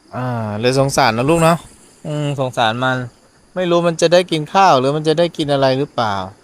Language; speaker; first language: Thai; native; Thai